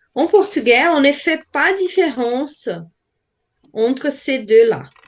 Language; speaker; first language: French; non-native, fluent; Portuguese